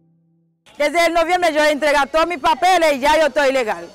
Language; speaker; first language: Spanish; non-native, learner; Haitian Creole